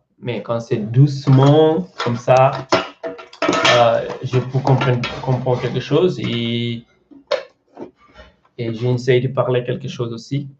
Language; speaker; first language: French; non-native, learner; Portuguese